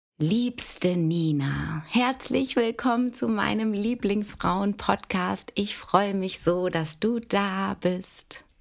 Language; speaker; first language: German; early bilingual, other home language; Greek